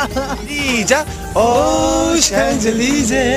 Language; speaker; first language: French; non-native, learner; Korean